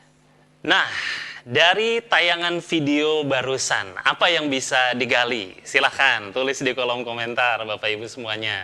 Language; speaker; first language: Indonesian; native; Indonesian